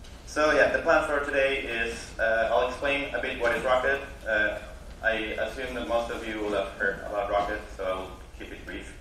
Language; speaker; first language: English; non-native, fluent; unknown